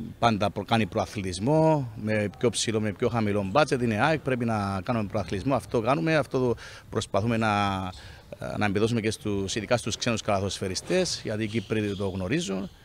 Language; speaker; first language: Greek; native; Greek